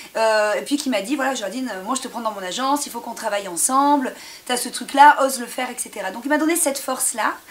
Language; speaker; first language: French; native; French